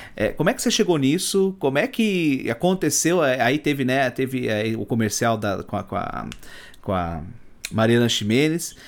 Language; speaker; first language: Portuguese; native; Portuguese